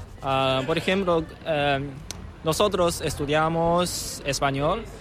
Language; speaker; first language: Spanish; non-native, learner; Chinese